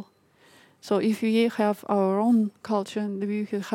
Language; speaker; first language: English; non-native, fluent; Russian